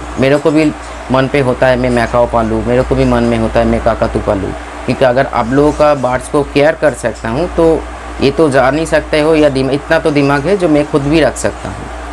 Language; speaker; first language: Hindi; non-native, local second language; Bangla